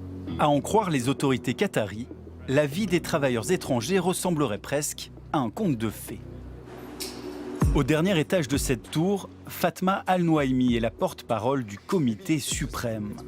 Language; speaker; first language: French; native; French